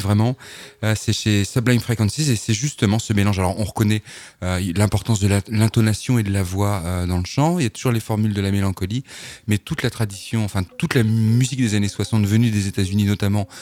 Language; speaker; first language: French; native; French